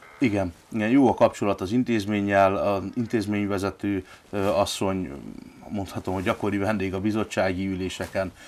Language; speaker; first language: Hungarian; native; Hungarian